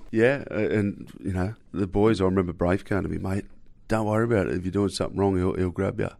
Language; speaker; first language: English; native; English